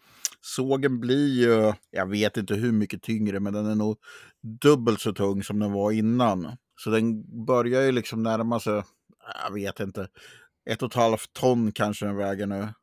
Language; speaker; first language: Swedish; native; Swedish